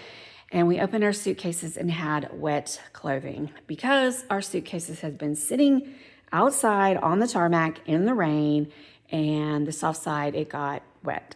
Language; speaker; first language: English; native; English